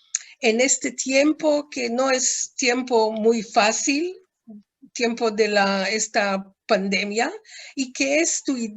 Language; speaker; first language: Spanish; non-native, fluent; Hebrew